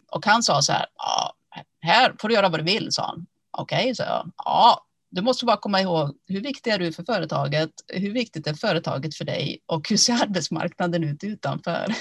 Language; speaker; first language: Swedish; early bilingual, other home language; Finnish